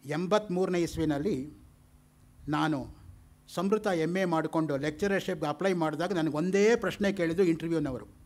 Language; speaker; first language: Kannada; native; Kannada